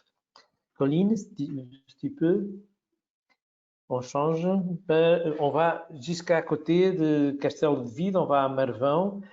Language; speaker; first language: French; non-native, fluent; Portuguese